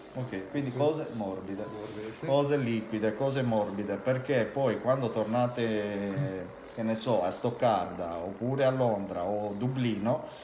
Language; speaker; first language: Italian; native; Italian